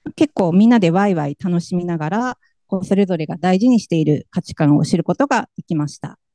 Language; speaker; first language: Japanese; native; Japanese